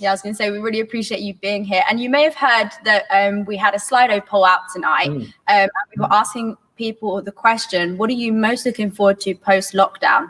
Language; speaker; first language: English; native; English